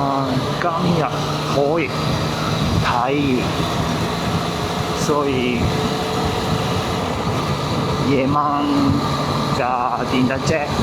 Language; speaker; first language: Cantonese; non-native, learner; English